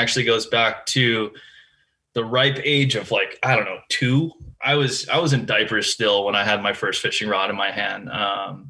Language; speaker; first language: English; native; English